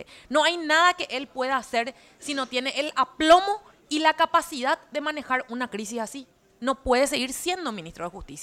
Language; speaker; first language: Spanish; native; Spanish